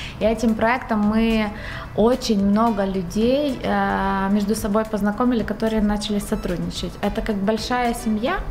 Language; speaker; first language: Russian; non-native, local second language; Ukrainian